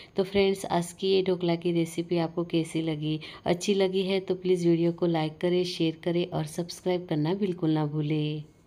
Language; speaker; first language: Hindi; non-native, local second language; Gujarati